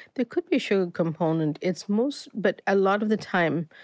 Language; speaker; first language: English; native; English